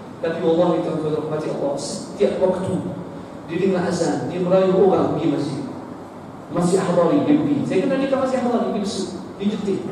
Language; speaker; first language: Malay; non-native, fluent; Arabic